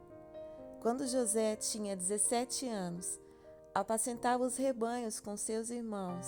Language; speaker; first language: Portuguese; native; Portuguese